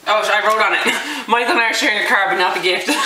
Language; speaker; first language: English; native; English